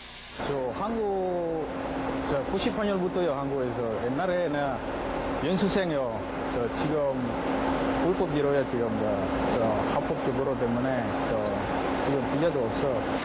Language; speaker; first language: Korean; non-native, learner; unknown